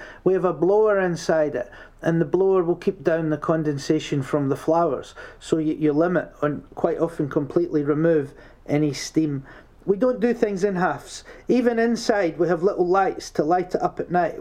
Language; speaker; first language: English; native; English